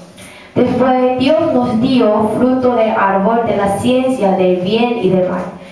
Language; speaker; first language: Spanish; non-native, learner; Korean